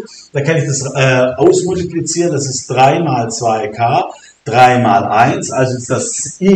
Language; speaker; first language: German; native; German